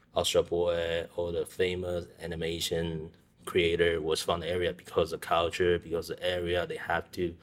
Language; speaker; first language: English; non-native, learner; Chinese